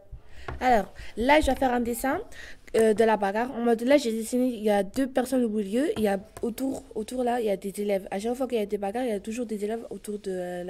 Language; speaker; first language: French; early bilingual, other home language; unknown